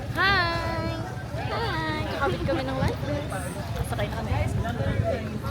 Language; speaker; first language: Filipino; native; Filipino